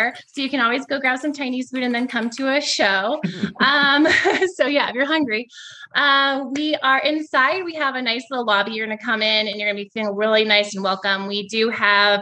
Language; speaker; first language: English; native; English